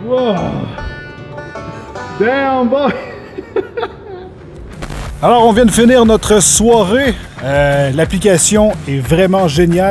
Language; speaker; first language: French; native; French